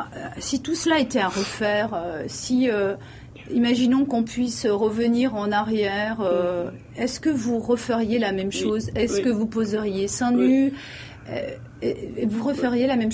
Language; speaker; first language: French; native; French